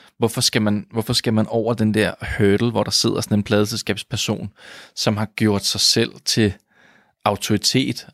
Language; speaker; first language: Danish; native; Danish